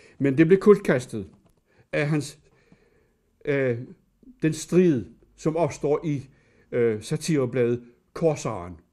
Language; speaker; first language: Danish; native; Danish